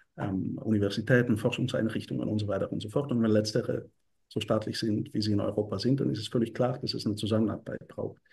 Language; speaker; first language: German; non-native, fluent; Bulgarian